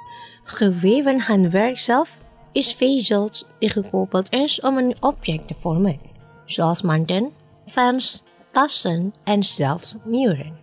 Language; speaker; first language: Dutch; non-native, learner; Indonesian